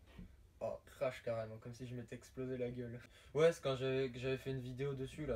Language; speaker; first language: French; native; French